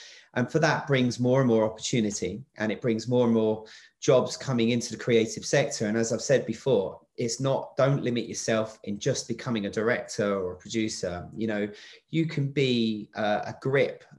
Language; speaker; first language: English; native; English